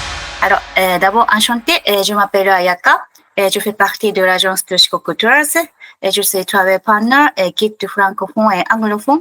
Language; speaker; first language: French; non-native, fluent; Japanese